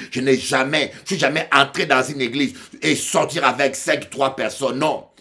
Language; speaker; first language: French; non-native, local second language; Lingala